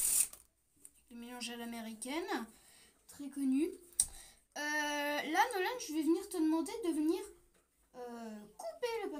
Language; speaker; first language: French; native; French